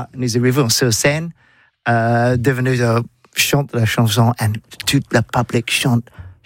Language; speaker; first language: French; non-native, learner; English